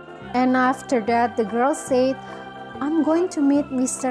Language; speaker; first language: English; non-native, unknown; Indonesian